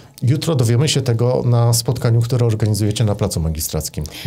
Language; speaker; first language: Polish; native; Polish